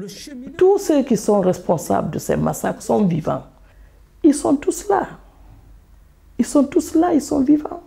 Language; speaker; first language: French; non-native, local second language; Fula